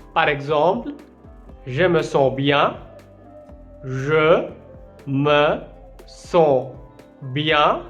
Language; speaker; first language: French; non-native, fluent; Hindi